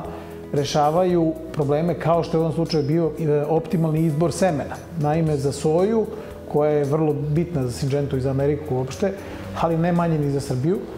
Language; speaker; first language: Serbian; native; Serbian